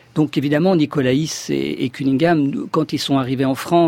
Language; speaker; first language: French; native; French